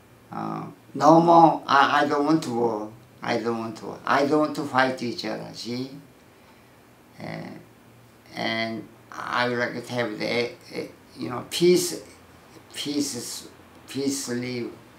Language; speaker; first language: English; non-native, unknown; Korean